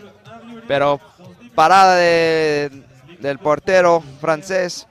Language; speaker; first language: Spanish; non-native, fluent; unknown